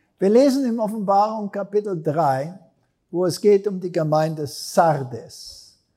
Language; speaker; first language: German; non-native, fluent; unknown